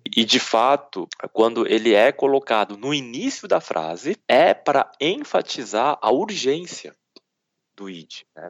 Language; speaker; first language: Portuguese; early bilingual, other home language; Korean